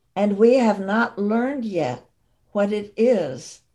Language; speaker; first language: English; native; English